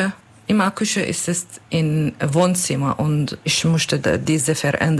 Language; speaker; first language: German; non-native, learner; Turkish